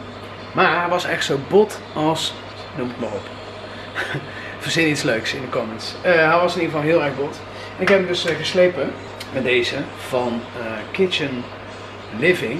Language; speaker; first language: Dutch; native; Dutch